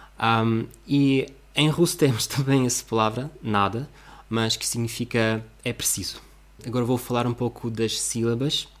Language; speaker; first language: Portuguese; non-native, fluent; Russian